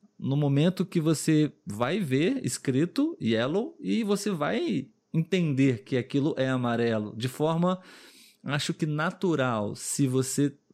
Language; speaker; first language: Portuguese; native; Portuguese